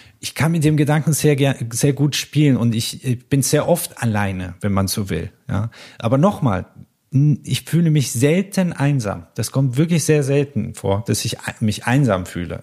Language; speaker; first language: German; early bilingual, other home language; Persian